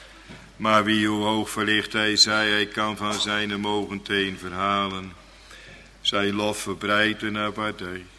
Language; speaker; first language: Dutch; native; Dutch